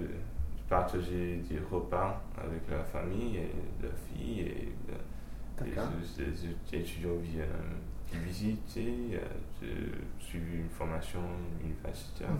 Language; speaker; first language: French; early bilingual, heritage; French